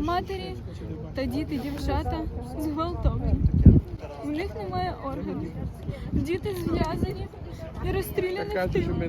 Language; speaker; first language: Ukrainian; native; Ukrainian